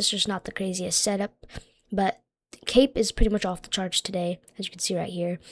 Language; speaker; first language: English; native; English